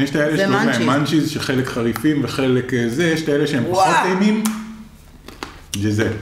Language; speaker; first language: Hebrew; native; Hebrew